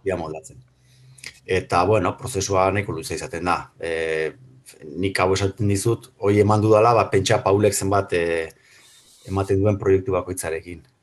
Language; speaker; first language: Basque; native; Basque